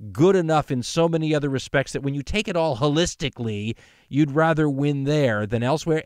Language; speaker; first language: English; native; English